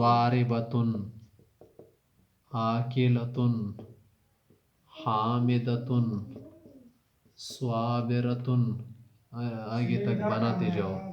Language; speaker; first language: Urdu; native; Urdu